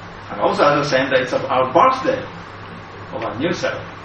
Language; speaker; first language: English; non-native, fluent; Japanese